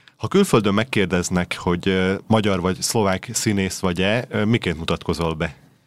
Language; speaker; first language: Hungarian; native; Hungarian